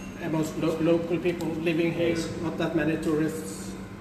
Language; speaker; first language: English; non-native, fluent; Swedish